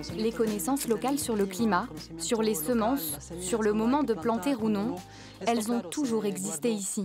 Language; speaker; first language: French; native; French